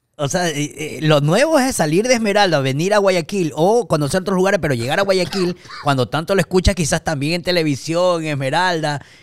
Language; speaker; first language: Spanish; native; Spanish